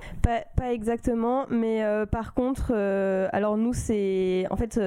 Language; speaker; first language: French; native; French